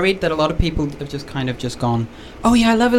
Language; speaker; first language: English; native; English